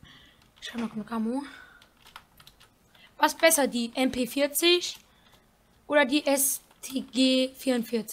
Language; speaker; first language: German; native; German